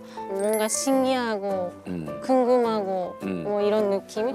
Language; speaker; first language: Korean; non-native, learner; Japanese